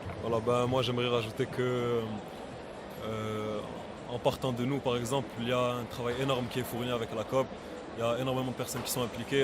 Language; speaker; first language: French; non-native, local second language; Arabic